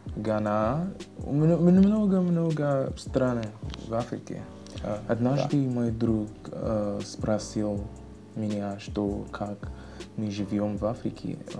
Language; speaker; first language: Russian; non-native, learner; English